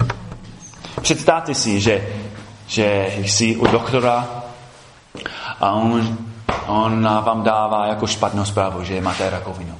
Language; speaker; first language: Czech; non-native, fluent; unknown